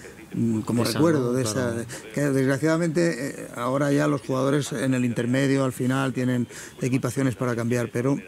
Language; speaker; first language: Spanish; native; Spanish